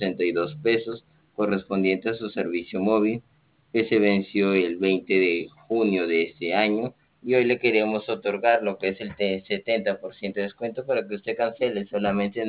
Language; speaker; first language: Spanish; native; Spanish